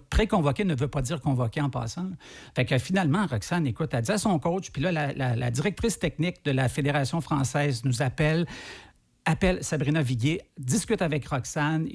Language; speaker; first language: French; native; French